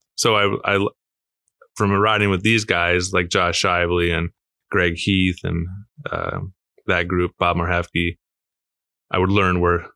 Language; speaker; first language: English; native; English